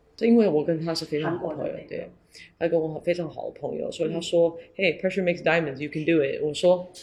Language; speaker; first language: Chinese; early bilingual, heritage; English